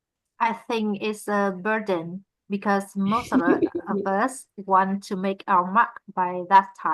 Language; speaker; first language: English; non-native, learner; Vietnamese